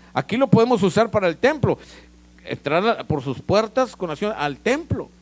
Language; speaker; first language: Spanish; native; Spanish